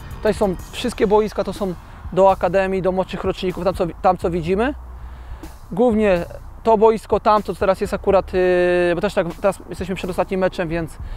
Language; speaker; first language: Polish; native; Polish